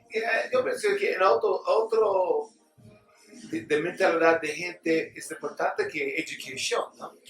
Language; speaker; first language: Spanish; non-native, learner; English